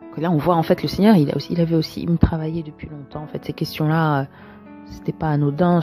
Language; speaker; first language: French; early bilingual, other home language; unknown